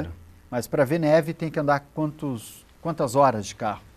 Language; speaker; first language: Portuguese; native; Portuguese